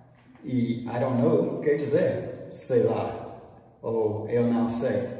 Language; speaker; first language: Portuguese; non-native, fluent; English